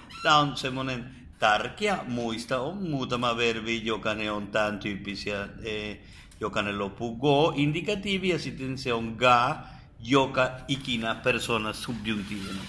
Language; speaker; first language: Finnish; non-native, fluent; Spanish